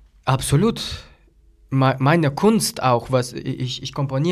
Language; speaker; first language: German; non-native, fluent; Lithuanian